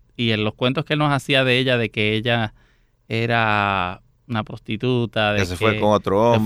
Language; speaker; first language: Spanish; native; Spanish